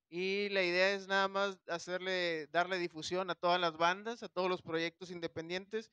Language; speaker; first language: Spanish; native; Spanish